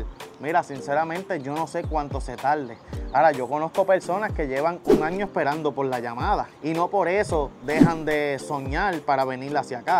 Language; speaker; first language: Spanish; native; Spanish